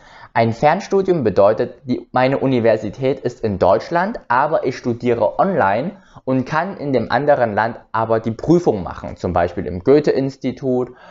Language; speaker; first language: German; early bilingual, other home language; Vietnamese